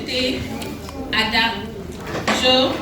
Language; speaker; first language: French; non-native, learner; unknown